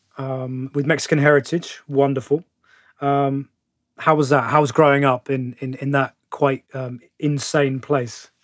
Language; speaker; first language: English; native; English